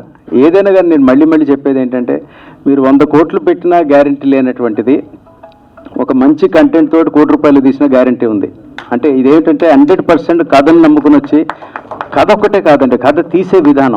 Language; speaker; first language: Telugu; native; Telugu